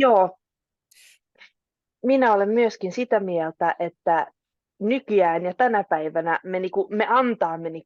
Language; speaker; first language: Finnish; non-native, local second language; Swedish